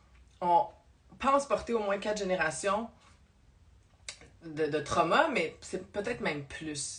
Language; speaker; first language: French; native; French